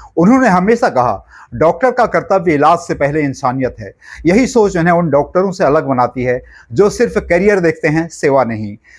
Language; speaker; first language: Hindi; native; Hindi